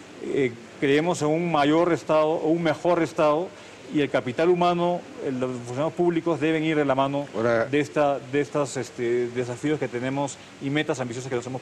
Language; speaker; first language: Spanish; native; Spanish